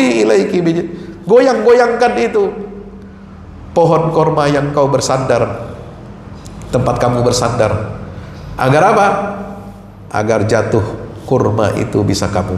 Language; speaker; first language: Indonesian; native; Indonesian